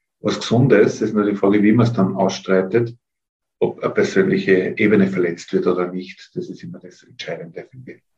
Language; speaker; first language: German; native; German